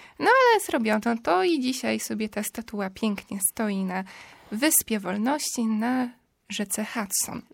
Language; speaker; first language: Polish; native; Polish